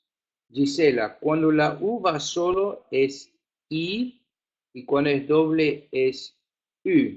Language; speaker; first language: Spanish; non-native, fluent; Afrikaans